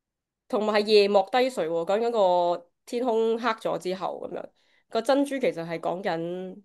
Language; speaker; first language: Cantonese; native; Cantonese